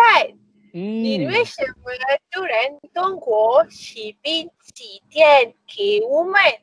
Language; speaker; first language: Chinese; non-native, learner; Malay